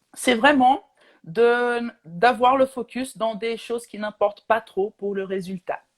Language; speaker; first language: French; non-native, fluent; Portuguese